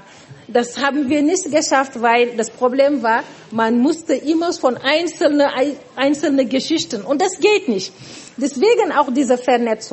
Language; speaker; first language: German; non-native, fluent; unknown